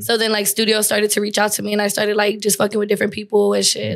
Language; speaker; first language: English; native; English